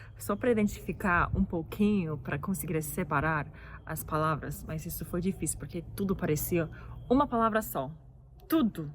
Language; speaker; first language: Portuguese; non-native, fluent; English